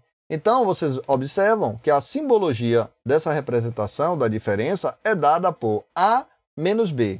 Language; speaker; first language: Portuguese; native; Portuguese